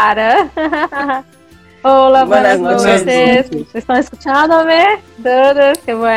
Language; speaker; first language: Spanish; non-native, fluent; Portuguese